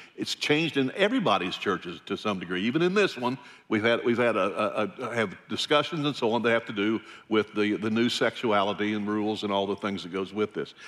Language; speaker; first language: English; native; English